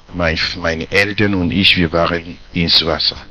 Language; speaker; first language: German; non-native, fluent; French